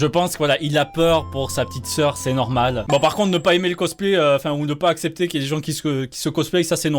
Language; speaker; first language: French; native; French